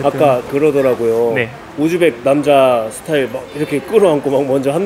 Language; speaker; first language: Korean; native; Korean